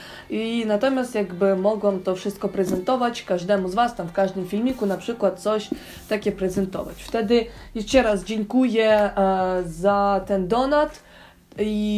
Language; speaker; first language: Polish; non-native, learner; Ukrainian